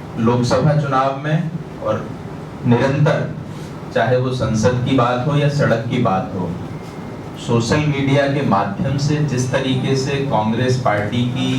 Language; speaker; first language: Hindi; native; Hindi